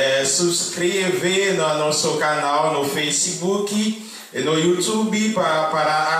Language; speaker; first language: Portuguese; non-native, fluent; Haitian Creole